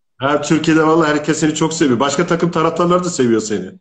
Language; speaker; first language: Turkish; native; Turkish